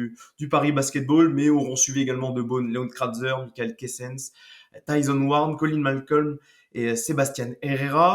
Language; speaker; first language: French; native; French